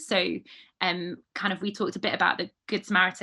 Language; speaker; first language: English; native; English